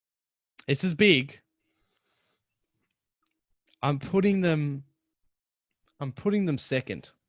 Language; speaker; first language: English; native; English